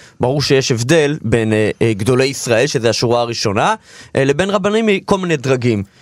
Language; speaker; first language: Hebrew; native; Hebrew